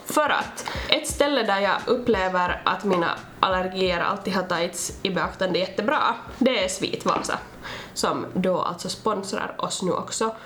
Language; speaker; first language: Swedish; native; Swedish